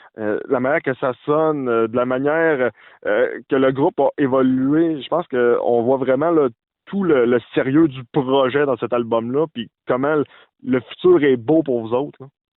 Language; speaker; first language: French; native; French